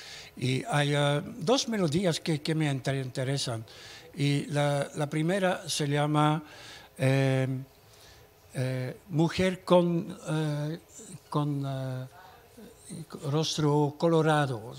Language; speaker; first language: Spanish; non-native, learner; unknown